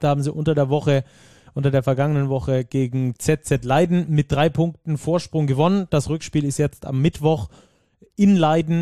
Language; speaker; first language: German; native; German